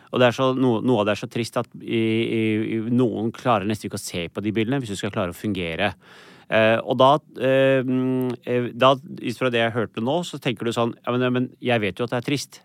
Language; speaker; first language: Norwegian; early bilingual, other home language; Urdu